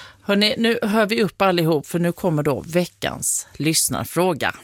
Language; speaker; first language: Swedish; native; Swedish